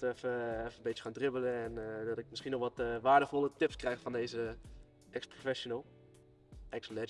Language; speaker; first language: Dutch; native; Dutch